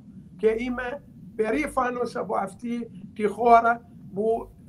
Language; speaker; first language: Greek; non-native, learner; Arabic